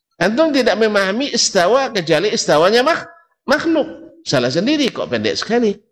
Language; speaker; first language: Malay; native; Malay